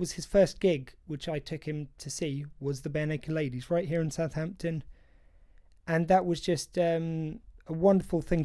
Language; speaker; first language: English; native; English